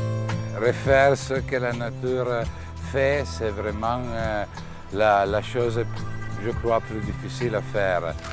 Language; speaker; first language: French; non-native, fluent; Italian